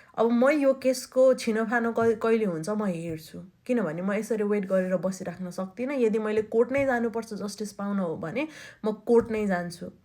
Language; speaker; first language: Nepali; native; Nepali